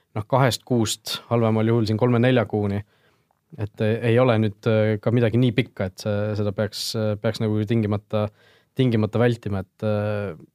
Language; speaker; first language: Estonian; native; Estonian